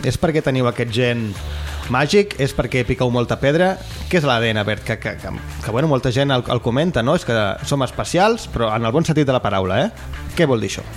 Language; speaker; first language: Catalan; native; Catalan